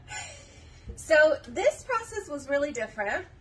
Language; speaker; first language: English; native; English